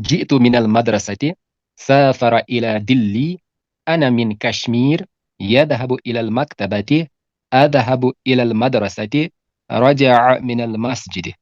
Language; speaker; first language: Arabic; non-native, learner; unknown